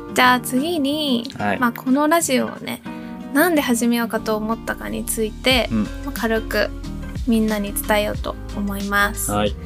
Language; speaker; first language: Japanese; early bilingual, heritage; Japanese